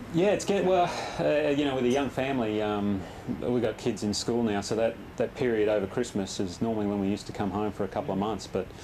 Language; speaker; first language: English; native; English